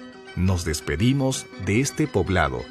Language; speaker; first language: Spanish; native; Spanish